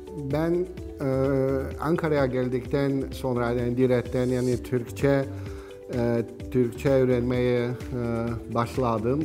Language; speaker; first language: Turkish; non-native, learner; Polish